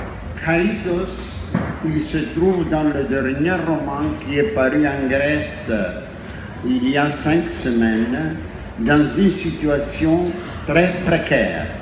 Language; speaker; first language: French; non-native, fluent; Greek